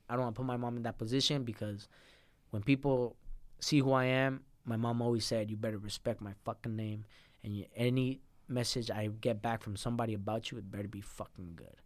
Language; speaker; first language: English; early bilingual, other home language; Spanish